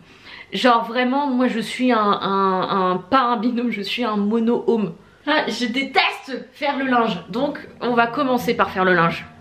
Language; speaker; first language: French; native; French